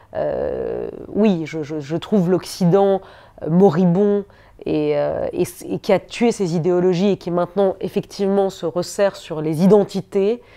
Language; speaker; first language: French; native; French